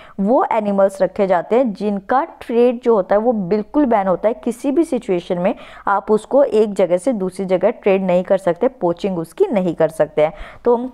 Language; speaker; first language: Hindi; native; Hindi